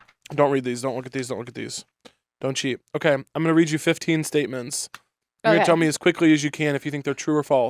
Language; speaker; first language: English; native; English